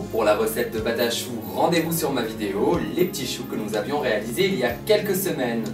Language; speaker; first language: French; native; French